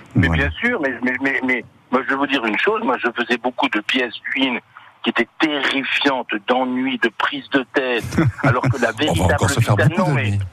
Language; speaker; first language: French; native; French